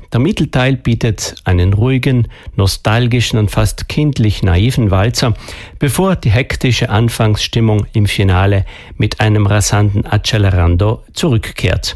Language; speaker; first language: German; native; German